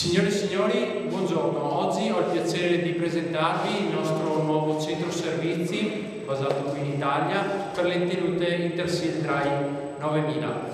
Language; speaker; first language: Italian; native; Italian